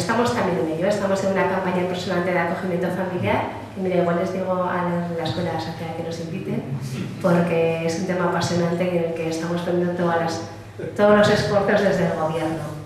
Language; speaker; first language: Spanish; native; Spanish